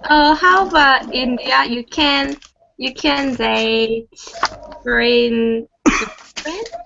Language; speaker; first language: English; non-native, learner; Korean